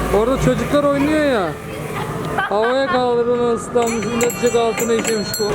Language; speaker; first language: Turkish; native; Turkish